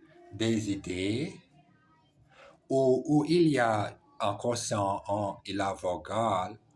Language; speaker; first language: French; non-native, learner; Portuguese